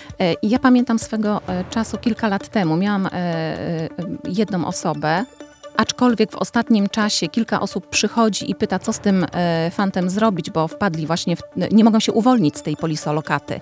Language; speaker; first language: Polish; native; Polish